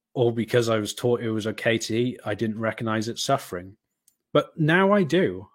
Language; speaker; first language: English; native; English